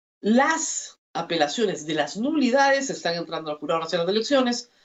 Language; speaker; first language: Spanish; native; Spanish